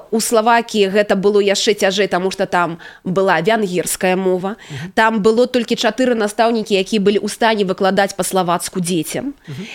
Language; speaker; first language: Belarusian; native; Belarusian